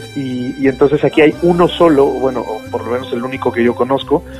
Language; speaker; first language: Spanish; native; Spanish